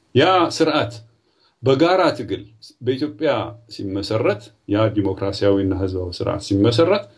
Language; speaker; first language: Amharic; non-native, local second language; Tigrinya